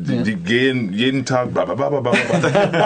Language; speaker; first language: German; non-native, learner; English